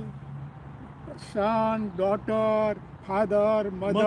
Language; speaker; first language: English; non-native, learner; Gujarati